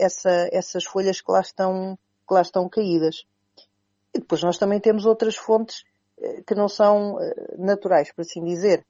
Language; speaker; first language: Portuguese; native; Portuguese